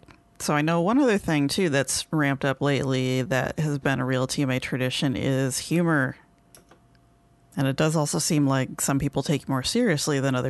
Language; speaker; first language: English; native; English